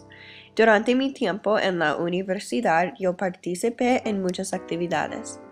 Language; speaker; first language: Spanish; non-native, learner; English